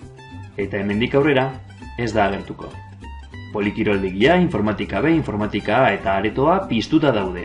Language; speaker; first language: Basque; non-native, local second language; Spanish